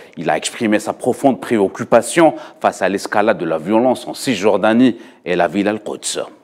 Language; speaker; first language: French; non-native, local second language; Arabic